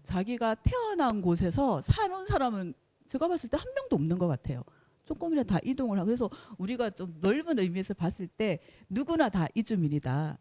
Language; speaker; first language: Korean; native; Korean